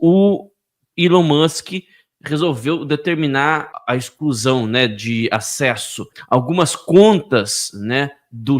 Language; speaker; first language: Portuguese; native; Portuguese